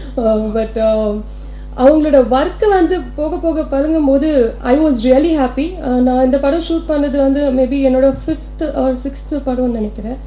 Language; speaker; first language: Tamil; non-native, local second language; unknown